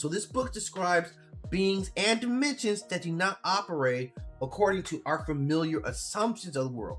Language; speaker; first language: English; native; English